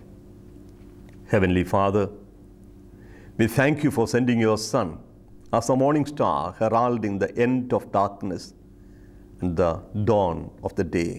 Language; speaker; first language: English; non-native, local second language; Malayalam